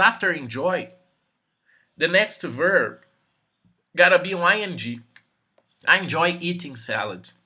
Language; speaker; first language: English; non-native, fluent; Portuguese